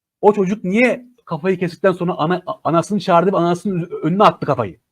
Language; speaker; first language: Turkish; native; Turkish